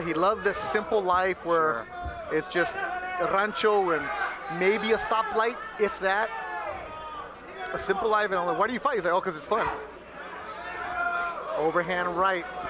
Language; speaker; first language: English; early bilingual, other home language; Spanish